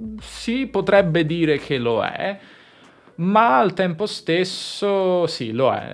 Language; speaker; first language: Italian; native; Italian